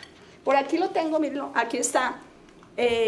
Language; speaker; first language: Spanish; native; Spanish